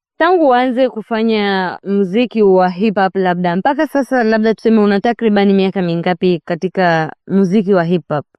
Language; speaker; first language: Swahili; native; Swahili